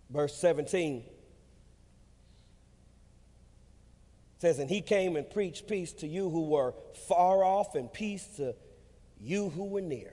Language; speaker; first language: English; native; English